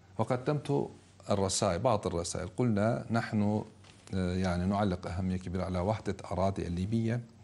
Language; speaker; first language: Arabic; non-native, fluent; Turkish